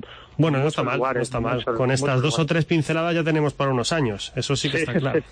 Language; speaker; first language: Spanish; native; Spanish